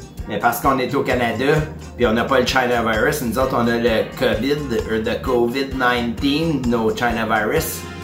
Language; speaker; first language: French; native; French